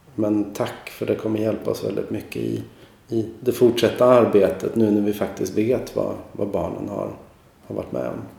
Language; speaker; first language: Swedish; native; Swedish